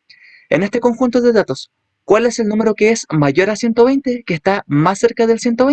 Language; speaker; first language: Spanish; native; Spanish